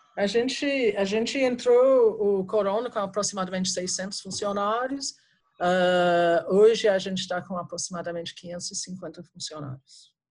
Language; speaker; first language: Portuguese; non-native, fluent; English